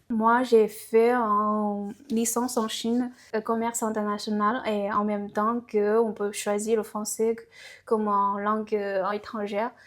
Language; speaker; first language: French; non-native, fluent; Chinese